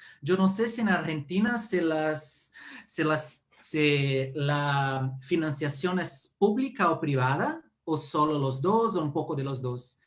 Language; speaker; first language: Spanish; non-native, fluent; Portuguese